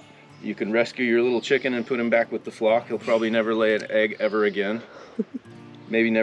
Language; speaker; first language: English; native; English